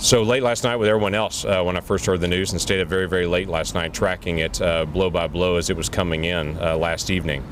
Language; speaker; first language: English; native; English